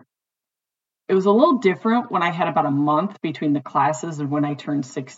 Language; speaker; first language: English; native; English